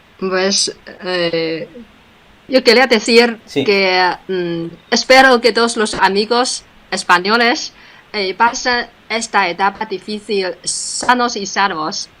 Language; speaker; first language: Spanish; non-native, fluent; Chinese